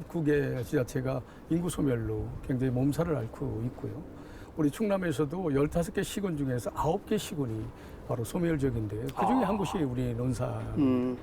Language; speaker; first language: Korean; native; Korean